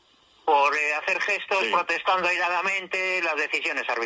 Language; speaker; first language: Spanish; native; Spanish